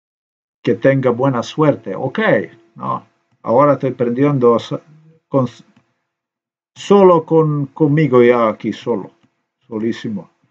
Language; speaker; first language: Spanish; non-native, learner; Slovenian